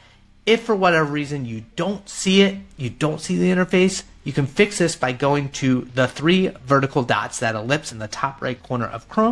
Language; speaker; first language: English; native; English